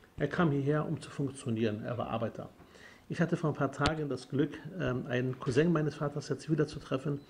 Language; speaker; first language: German; early bilingual, other home language; Arabic